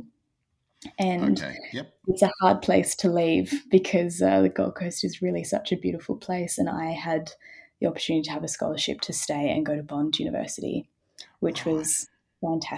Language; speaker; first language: English; native; English